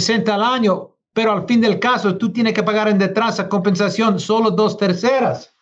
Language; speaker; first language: Spanish; non-native, learner; English